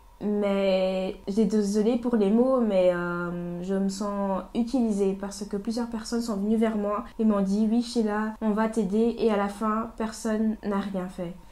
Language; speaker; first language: French; early bilingual, other home language; Portuguese